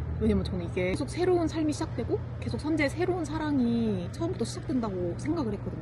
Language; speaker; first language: Korean; native; Korean